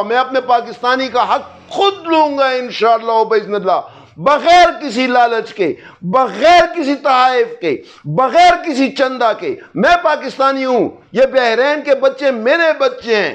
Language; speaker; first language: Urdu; non-native, local second language; Pashto